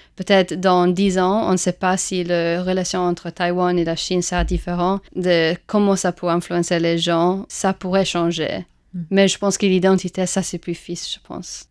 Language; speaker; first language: French; non-native, fluent; English